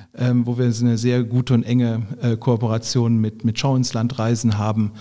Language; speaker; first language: German; native; German